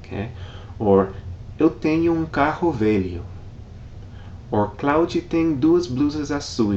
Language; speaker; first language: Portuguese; non-native, fluent; English